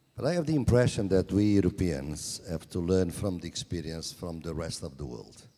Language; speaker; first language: English; non-native, fluent; Portuguese